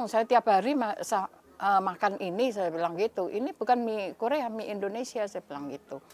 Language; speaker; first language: Indonesian; native; Indonesian